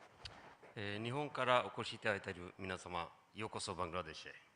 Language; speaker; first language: Japanese; non-native, fluent; Bangla